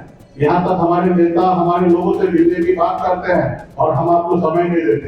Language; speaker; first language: Hindi; native; Hindi